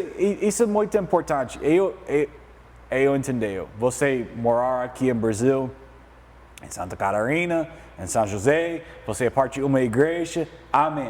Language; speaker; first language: Portuguese; non-native, learner; English